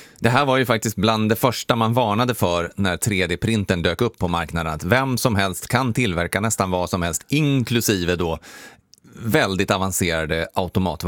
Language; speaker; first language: Swedish; native; Swedish